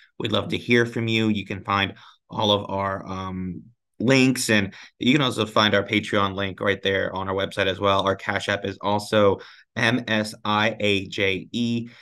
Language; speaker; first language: English; early bilingual, other home language; Spanish